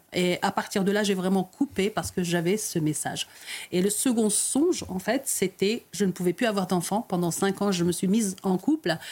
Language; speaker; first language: French; early bilingual, other home language; Arabic